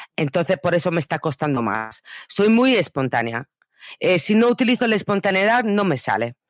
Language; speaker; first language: Spanish; non-native, fluent; Italian